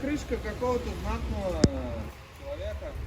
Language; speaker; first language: Russian; native; Russian